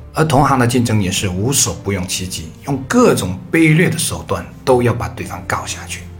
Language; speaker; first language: Chinese; native; Chinese